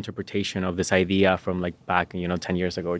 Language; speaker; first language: English; non-native, fluent; Spanish